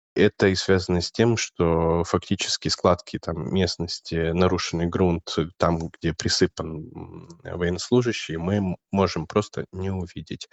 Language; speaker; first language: Russian; native; Russian